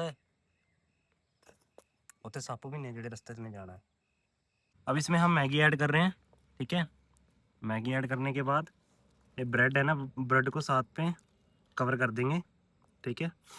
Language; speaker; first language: Hindi; non-native, local second language; Punjabi